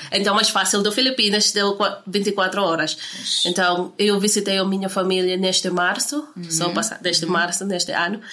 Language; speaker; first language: Portuguese; non-native, learner; Filipino